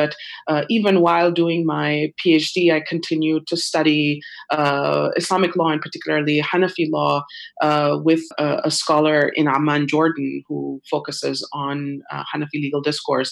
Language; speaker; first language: English; non-native, local second language; Urdu